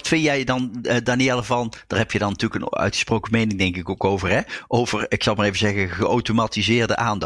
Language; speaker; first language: Dutch; native; Dutch